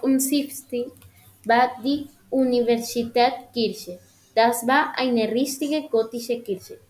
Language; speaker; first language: German; non-native, learner; Spanish